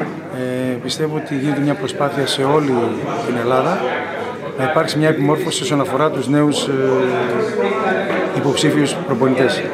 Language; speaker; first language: Greek; native; Greek